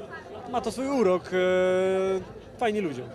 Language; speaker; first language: Polish; native; Polish